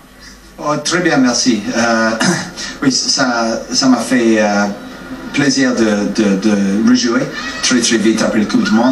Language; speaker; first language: French; non-native, fluent; English